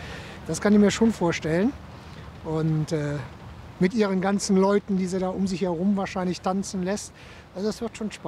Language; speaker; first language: German; native; German